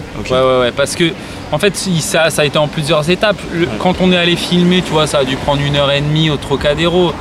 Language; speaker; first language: French; native; French